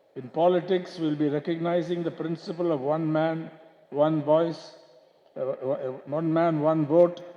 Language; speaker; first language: English; non-native, local second language; Tamil